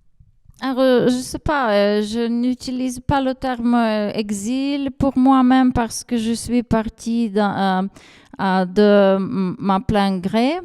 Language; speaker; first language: French; non-native, fluent; Ukrainian